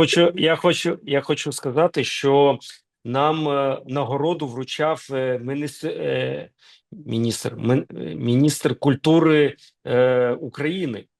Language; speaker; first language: Ukrainian; non-native, local second language; Russian